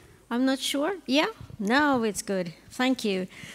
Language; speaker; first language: English; non-native, fluent; Swedish